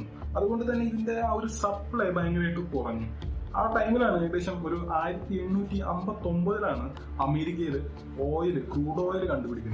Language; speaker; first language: Malayalam; native; Malayalam